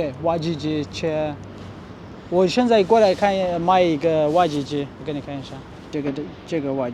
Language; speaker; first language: Chinese; non-native, fluent; Amharic